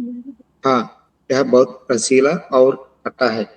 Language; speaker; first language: Hindi; non-native, learner; Telugu